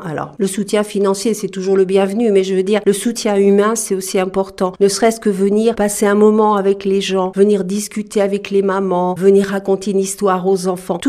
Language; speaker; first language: French; native; French